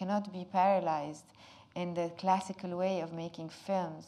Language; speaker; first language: English; non-native, fluent; Arabic